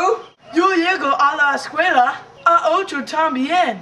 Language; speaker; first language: Spanish; non-native, learner; English